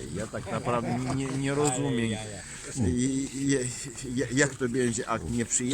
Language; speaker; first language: Polish; non-native, fluent; Russian